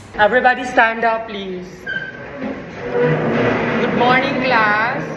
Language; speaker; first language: English; non-native, local second language; Filipino